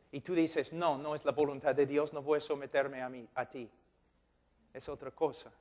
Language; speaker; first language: Spanish; non-native, fluent; English